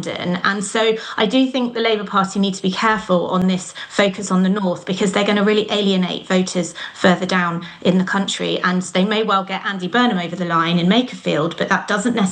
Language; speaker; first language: English; native; English